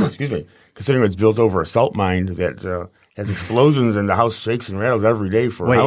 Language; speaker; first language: English; native; English